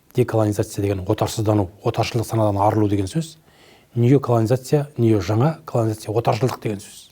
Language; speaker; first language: Kazakh; native; Kazakh